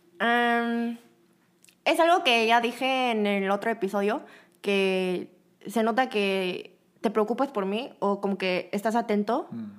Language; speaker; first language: Spanish; native; Spanish